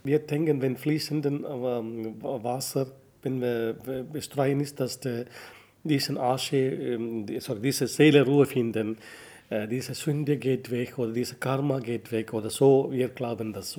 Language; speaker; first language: German; non-native, learner; Tamil